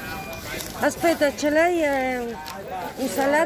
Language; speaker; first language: Italian; non-native, learner; Spanish